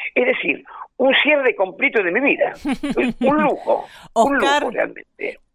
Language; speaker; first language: Spanish; native; Spanish